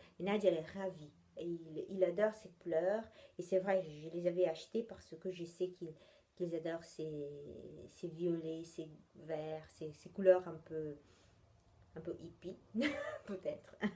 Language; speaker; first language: French; non-native, fluent; Italian